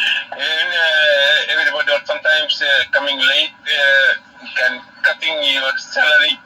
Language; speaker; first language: English; non-native, learner; Arabic